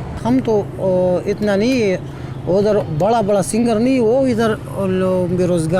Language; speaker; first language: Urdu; non-native, local second language; Pashto